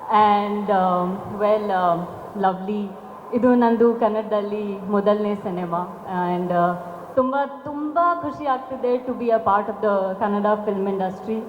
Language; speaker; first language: Kannada; non-native, local second language; Hindi